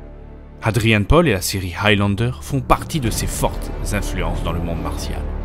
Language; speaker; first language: French; native; French